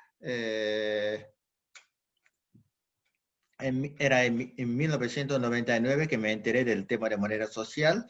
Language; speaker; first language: Spanish; non-native, fluent; Japanese